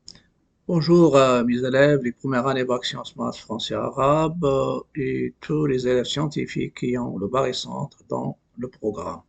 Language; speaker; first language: French; non-native, local second language; Arabic